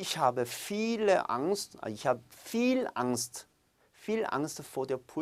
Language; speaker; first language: German; non-native, fluent; Korean